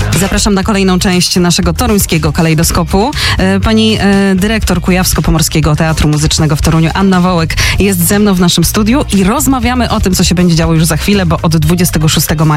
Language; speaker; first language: Polish; native; Polish